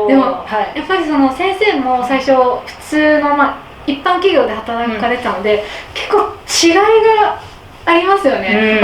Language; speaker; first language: Japanese; native; Japanese